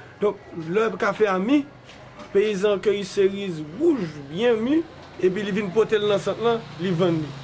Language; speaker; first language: Haitian Creole; native; Haitian Creole